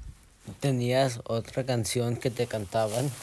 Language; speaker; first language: Spanish; early bilingual, heritage; Spanish